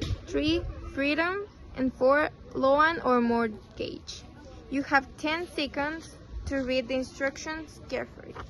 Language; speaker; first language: English; non-native, fluent; Spanish